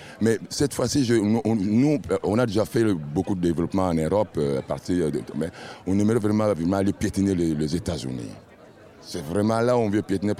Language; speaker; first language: French; non-native, local second language; Lingala